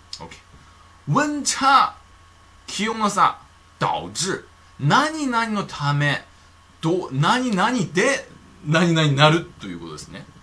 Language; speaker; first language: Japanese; non-native, fluent; Chinese